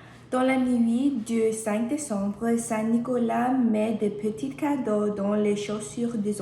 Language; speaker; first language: French; non-native, learner; English